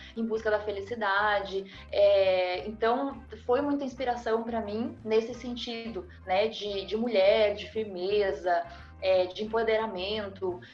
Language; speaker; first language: Portuguese; native; Portuguese